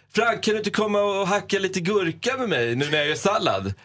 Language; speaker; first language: Swedish; non-native, fluent; Persian